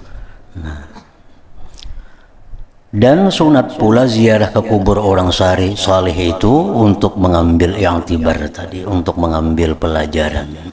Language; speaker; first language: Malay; non-native, local second language; Banjar